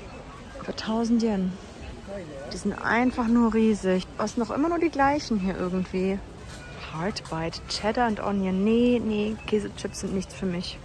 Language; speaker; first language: German; native; German